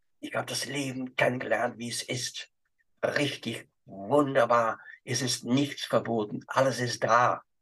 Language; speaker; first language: German; non-native, fluent; French